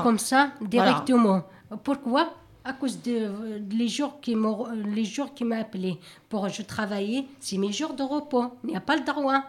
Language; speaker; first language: French; non-native, learner; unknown